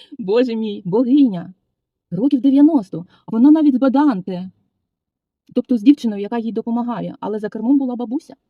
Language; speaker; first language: Ukrainian; native; Ukrainian